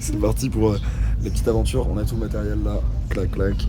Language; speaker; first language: French; native; French